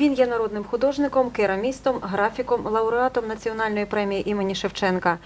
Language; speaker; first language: Ukrainian; native; Ukrainian